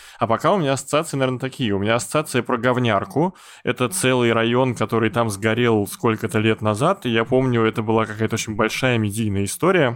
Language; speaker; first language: Russian; native; Russian